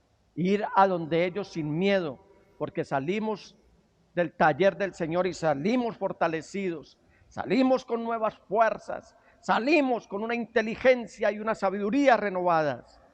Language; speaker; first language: Spanish; native; Spanish